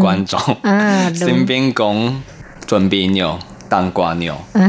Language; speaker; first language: Vietnamese; non-native, learner; Chinese